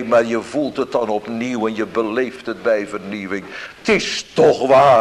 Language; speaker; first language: Dutch; native; Dutch